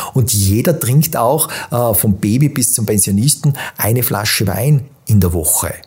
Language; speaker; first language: German; native; German